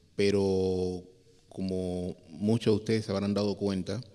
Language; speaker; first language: Spanish; native; Spanish